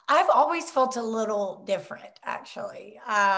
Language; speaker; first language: English; native; English